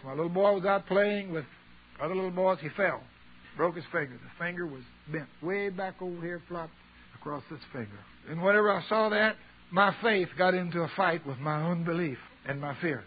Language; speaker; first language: English; native; English